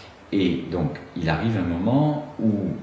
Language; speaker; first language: French; native; French